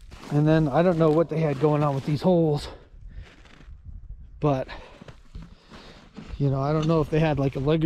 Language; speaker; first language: English; native; English